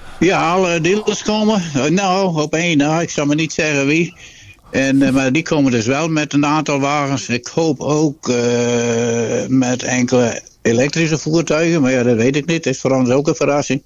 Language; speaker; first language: Dutch; non-native, local second language; Western Frisian